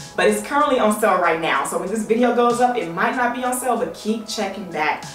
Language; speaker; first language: English; native; English